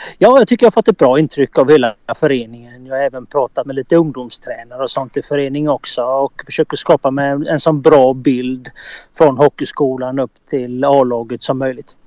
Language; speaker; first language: Swedish; native; Swedish